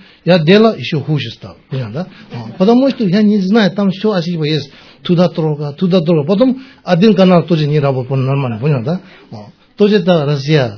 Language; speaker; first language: Russian; non-native, learner; Tibetan